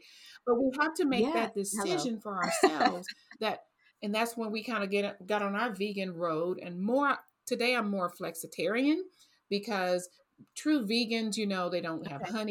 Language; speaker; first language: English; native; English